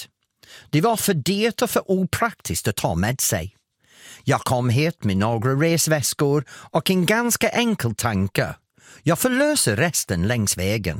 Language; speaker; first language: Swedish; non-native, fluent; English